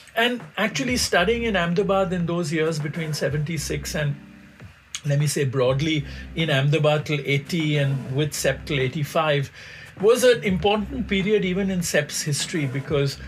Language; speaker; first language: English; non-native, local second language; Hindi